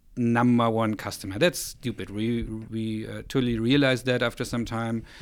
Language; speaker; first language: English; non-native, fluent; German